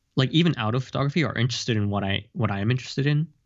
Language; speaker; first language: English; early bilingual, heritage; Japanese